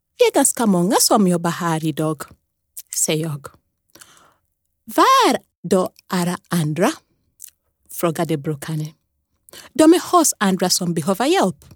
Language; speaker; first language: Swedish; non-native, fluent; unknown